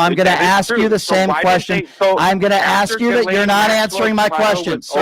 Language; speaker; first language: English; native; English